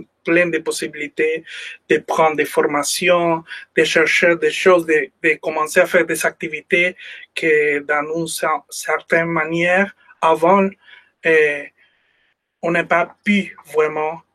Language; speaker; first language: French; non-native, fluent; Spanish